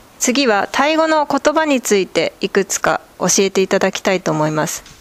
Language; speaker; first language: Japanese; native; Japanese